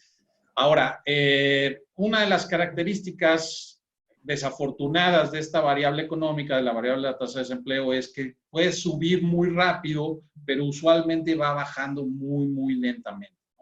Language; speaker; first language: Spanish; native; Spanish